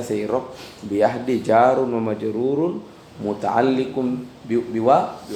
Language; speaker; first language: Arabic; non-native, fluent; Indonesian